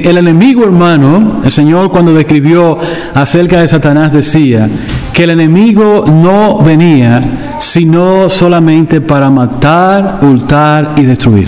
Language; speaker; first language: Spanish; native; Spanish